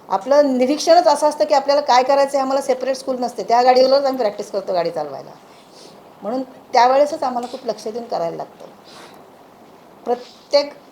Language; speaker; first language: Marathi; native; Marathi